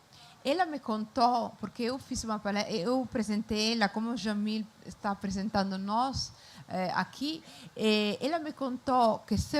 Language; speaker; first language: Portuguese; non-native, fluent; Italian